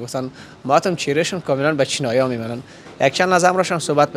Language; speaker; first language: Persian; native; Persian